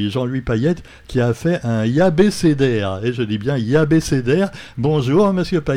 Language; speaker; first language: French; native; French